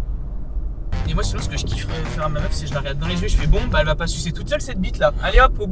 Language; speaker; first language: French; native; French